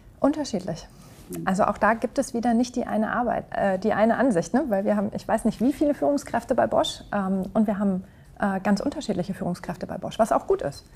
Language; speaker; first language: German; native; German